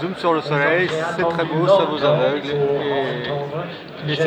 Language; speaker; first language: French; native; French